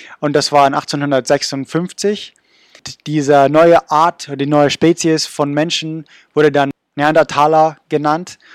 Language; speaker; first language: German; non-native, fluent; English